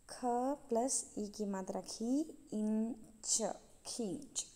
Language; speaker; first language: Hindi; non-native, local second language; Tamil